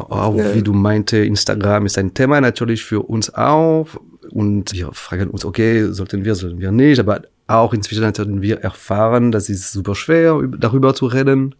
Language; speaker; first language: German; non-native, fluent; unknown